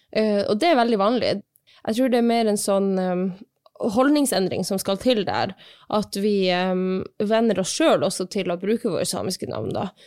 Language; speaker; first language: Norwegian; non-native, local second language; Northern Sami